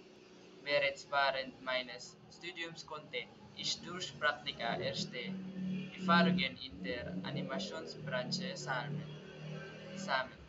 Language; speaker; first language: German; non-native, learner; Filipino